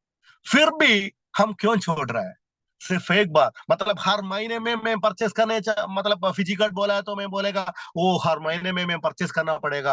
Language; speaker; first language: Hindi; non-native, local second language; Malayalam